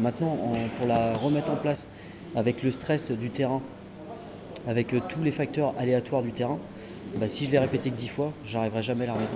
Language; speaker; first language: French; native; French